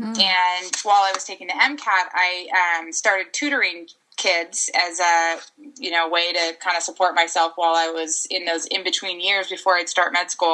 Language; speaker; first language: English; native; English